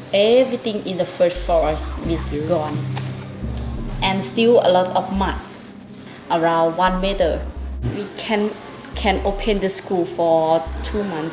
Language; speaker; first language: English; non-native, learner; Thai